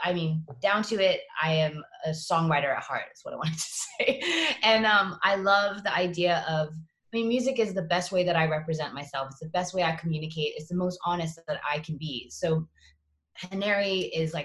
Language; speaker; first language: English; native; English